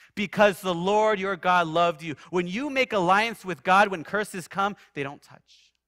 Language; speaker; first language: English; native; English